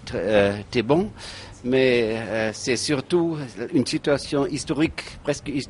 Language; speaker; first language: French; non-native, fluent; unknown